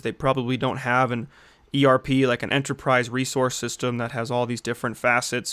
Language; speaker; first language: English; native; English